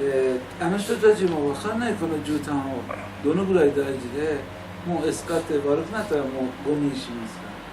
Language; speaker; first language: Japanese; non-native, learner; Persian